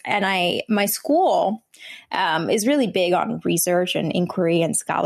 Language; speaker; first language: English; early bilingual, other home language; Vietnamese